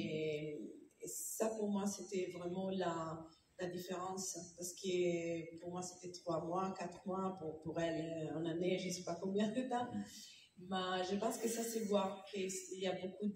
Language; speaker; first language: French; non-native, learner; Italian